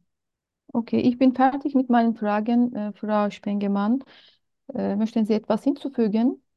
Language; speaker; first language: German; non-native, learner; Turkish